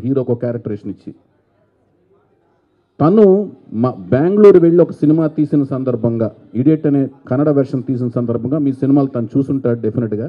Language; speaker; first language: Telugu; native; Telugu